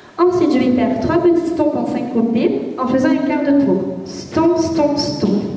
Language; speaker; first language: French; native; French